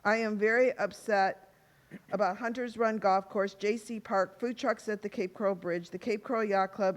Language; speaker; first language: English; native; English